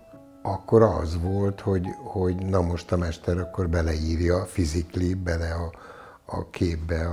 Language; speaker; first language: Hungarian; native; Hungarian